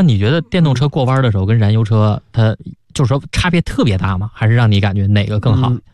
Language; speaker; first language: Chinese; native; Chinese